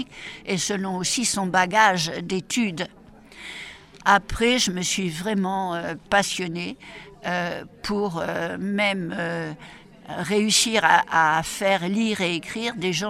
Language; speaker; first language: French; native; French